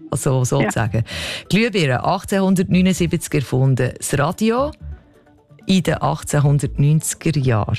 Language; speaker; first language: German; native; German